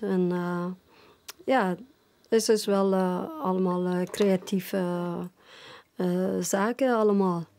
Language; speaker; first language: Dutch; non-native, fluent; Persian